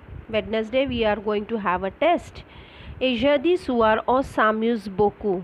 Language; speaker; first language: English; non-native, local second language; Marathi